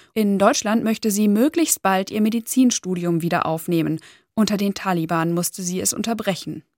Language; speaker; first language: German; native; German